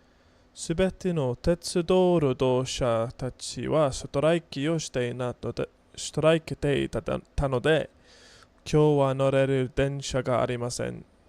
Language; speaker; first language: Japanese; non-native, learner; English